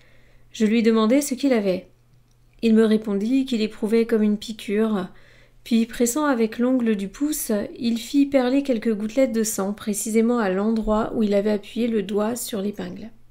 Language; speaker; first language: French; native; French